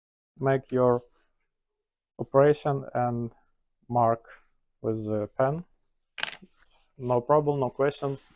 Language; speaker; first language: English; non-native, learner; Ukrainian